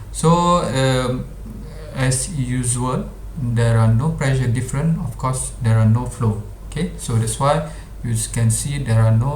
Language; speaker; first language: English; non-native, local second language; Malay